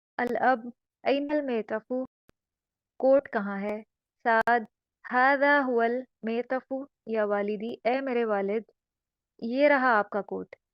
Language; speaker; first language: Urdu; native; Urdu